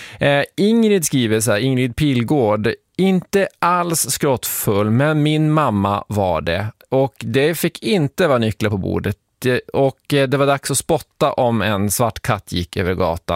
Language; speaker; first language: Swedish; native; Swedish